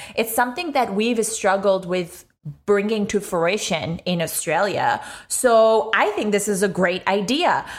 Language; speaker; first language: English; non-native, local second language; Urdu